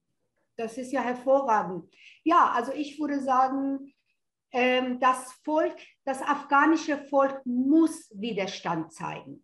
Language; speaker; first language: German; non-native, fluent; Persian